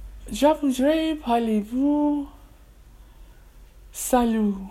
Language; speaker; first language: French; non-native, learner; English